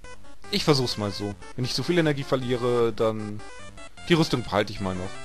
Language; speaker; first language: German; native; German